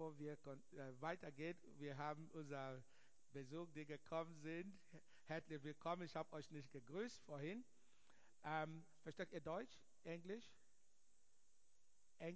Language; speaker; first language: German; non-native, learner; English